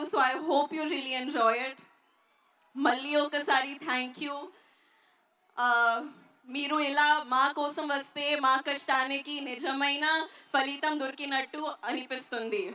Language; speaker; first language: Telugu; non-native, learner; Hindi